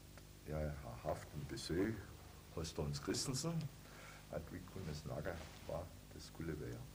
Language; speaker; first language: Danish; non-native, fluent; German